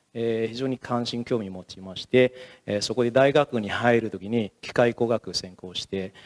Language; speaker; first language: Japanese; non-native, fluent; Vietnamese